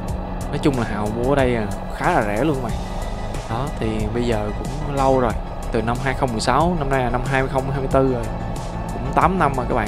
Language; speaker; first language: Vietnamese; native; Vietnamese